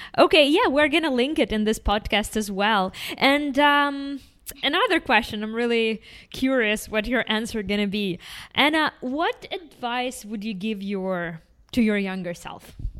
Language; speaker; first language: English; non-native, fluent; Ukrainian